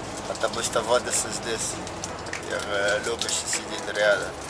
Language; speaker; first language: Russian; non-native, learner; Portuguese